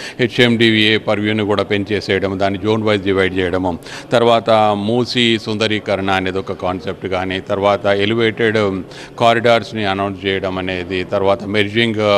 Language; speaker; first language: Telugu; native; Telugu